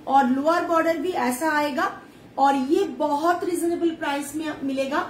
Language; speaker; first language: Hindi; non-native, local second language; Bangla